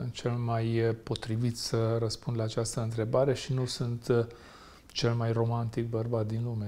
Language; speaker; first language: Romanian; non-native, local second language; Hungarian